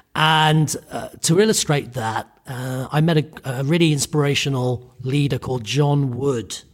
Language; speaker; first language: English; native; English